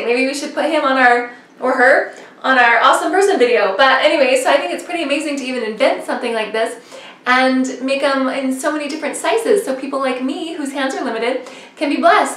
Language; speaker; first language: English; native; English